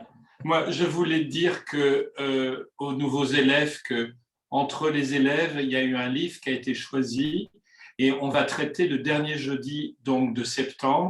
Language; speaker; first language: French; native; French